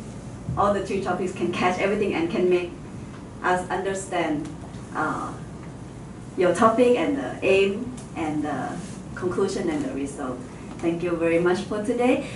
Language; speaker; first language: English; non-native, fluent; Thai